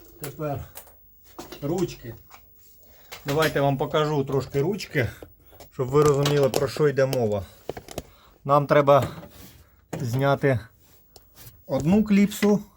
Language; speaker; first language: Ukrainian; native; Ukrainian